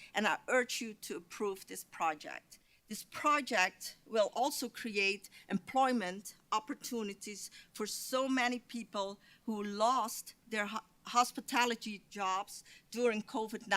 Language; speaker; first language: English; non-native, fluent; Dutch